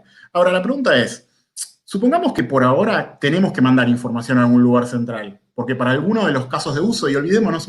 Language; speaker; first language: Spanish; native; Spanish